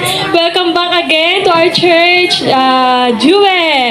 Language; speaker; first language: English; non-native, local second language; Filipino